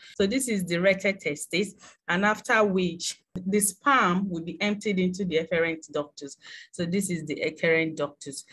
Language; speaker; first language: English; non-native, local second language; Yoruba